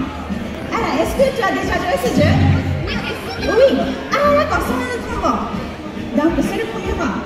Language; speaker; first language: French; non-native, learner; Japanese